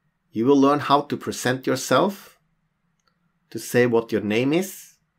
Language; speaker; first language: English; non-native, fluent; Norwegian